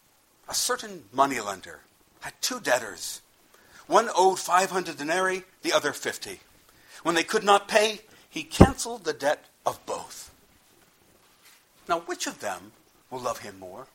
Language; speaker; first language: English; native; English